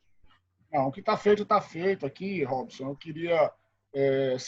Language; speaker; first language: Portuguese; native; Portuguese